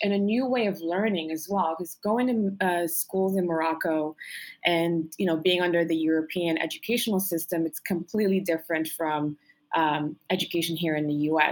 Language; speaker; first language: English; non-native, fluent; Arabic